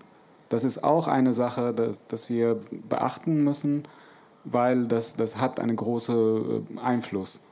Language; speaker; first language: German; non-native, fluent; Arabic